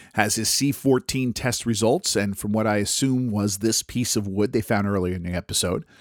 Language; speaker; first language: English; native; English